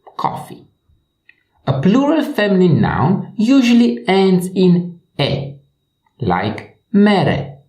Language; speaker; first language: English; non-native, fluent; Romanian